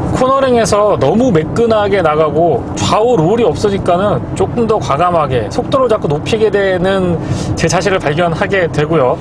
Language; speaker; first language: Korean; native; Korean